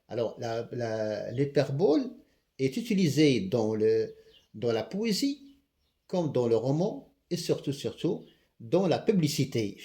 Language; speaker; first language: French; non-native, local second language; Arabic